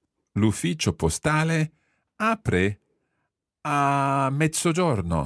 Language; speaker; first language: Italian; non-native, fluent; English